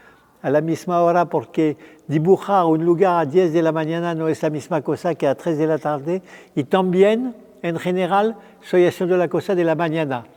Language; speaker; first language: Spanish; non-native, fluent; French